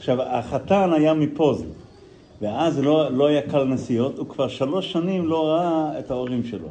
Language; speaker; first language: Hebrew; non-native, fluent; Yiddish